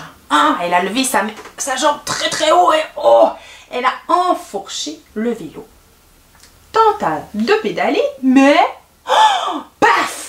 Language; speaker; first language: French; native; French